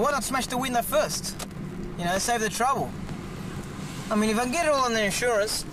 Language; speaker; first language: English; early bilingual, other home language; Spanish